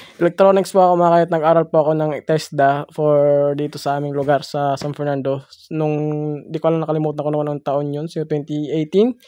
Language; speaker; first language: Filipino; non-native, local second language; Masbatenyo